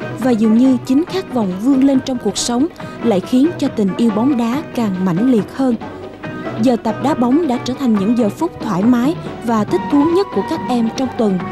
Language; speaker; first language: Vietnamese; native; Vietnamese